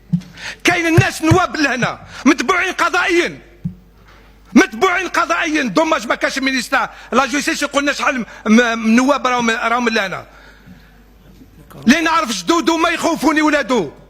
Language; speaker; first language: Arabic; non-native, local second language; Kabyle